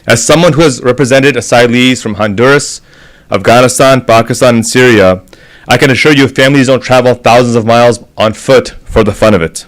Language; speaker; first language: English; native; English